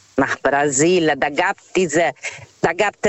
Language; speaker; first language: German; non-native, fluent; Portuguese